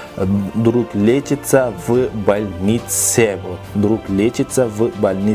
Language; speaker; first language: Russian; non-native, fluent; Kyrgyz